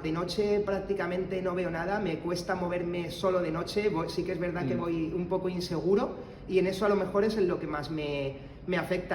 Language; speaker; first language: Spanish; native; Spanish